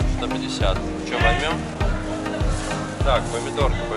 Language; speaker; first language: Russian; native; Russian